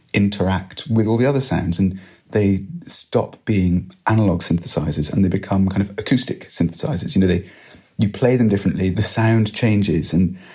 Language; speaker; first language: English; native; English